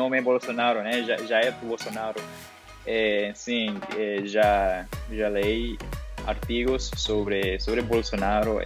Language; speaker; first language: Portuguese; non-native, learner; Spanish